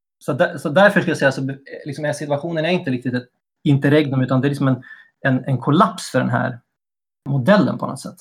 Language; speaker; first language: Swedish; native; Swedish